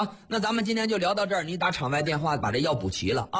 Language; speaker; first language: Chinese; native; Chinese